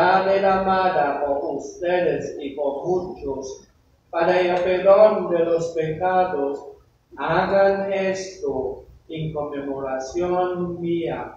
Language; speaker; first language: Spanish; non-native, learner; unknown